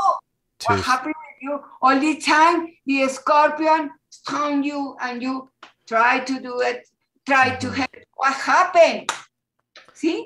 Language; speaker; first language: English; non-native, learner; Spanish